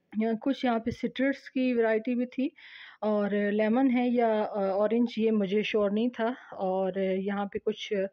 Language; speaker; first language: Urdu; native; Urdu